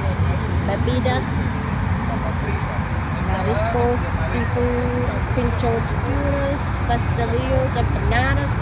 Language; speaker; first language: Spanish; non-native, learner; English